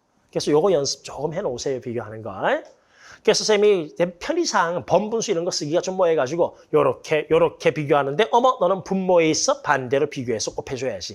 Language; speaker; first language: Korean; native; Korean